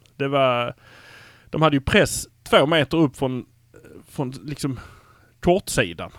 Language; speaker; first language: Swedish; native; Swedish